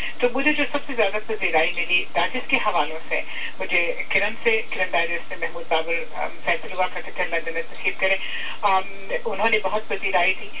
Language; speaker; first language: Urdu; native; Urdu